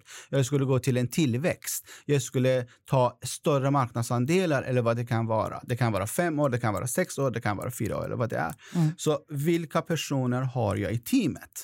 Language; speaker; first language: Swedish; non-native, fluent; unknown